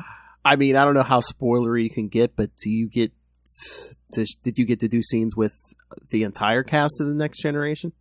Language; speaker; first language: English; native; English